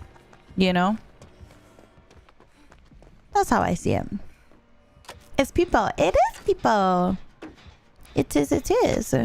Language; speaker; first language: English; early bilingual, heritage; Spanish